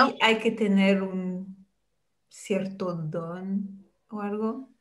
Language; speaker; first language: Spanish; non-native, fluent; French